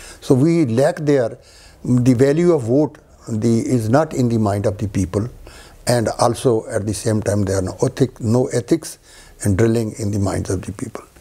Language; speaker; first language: English; non-native, local second language; Punjabi